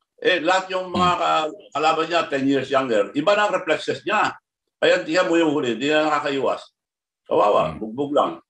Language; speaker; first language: Filipino; non-native, local second language; Iloko